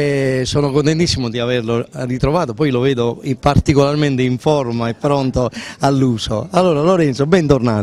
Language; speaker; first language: Italian; native; Italian